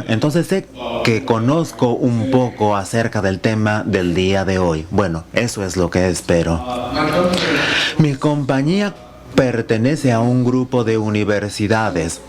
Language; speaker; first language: Spanish; non-native, fluent; Finnish